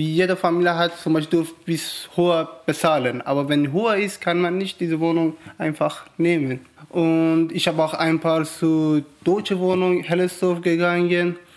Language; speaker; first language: German; non-native, learner; Persian